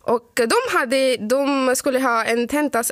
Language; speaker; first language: Swedish; non-native, fluent; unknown